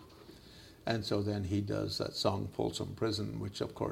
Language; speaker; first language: English; native; English